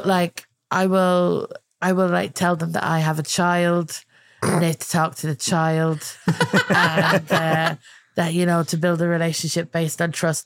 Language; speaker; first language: English; native; English